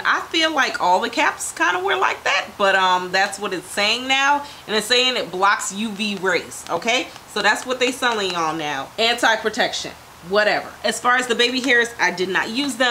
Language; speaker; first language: English; native; English